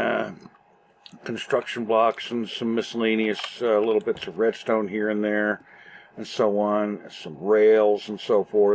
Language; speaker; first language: English; native; English